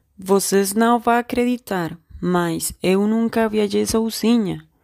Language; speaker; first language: Portuguese; non-native, learner; Spanish